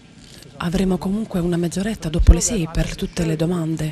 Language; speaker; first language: Italian; native; Italian